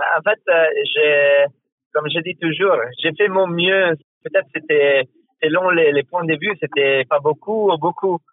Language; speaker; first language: French; non-native, fluent; Italian